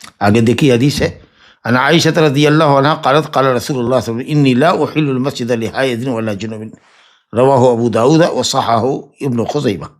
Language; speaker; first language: Urdu; native; Urdu